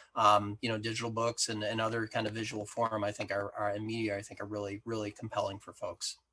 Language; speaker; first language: English; native; English